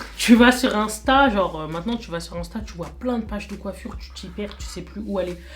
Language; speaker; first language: French; early bilingual, other home language; Lingala